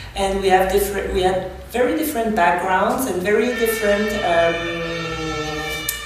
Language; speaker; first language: English; non-native, fluent; French